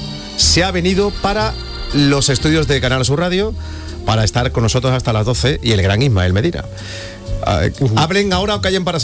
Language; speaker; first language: Spanish; native; Spanish